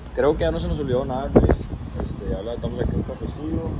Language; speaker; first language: Spanish; early bilingual, heritage; Spanish